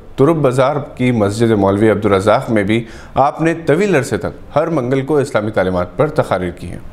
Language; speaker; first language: Urdu; native; Urdu